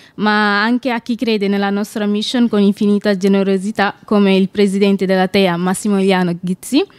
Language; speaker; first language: Italian; non-native, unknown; Wolof